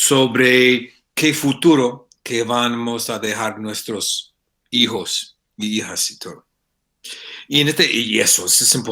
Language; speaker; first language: Spanish; non-native, fluent; English